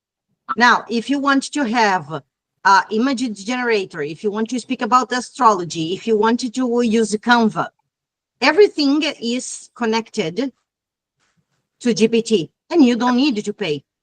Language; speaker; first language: English; non-native, fluent; Portuguese